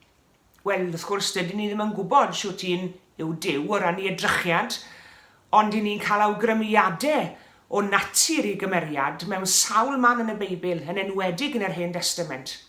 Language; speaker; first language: Welsh; native; Welsh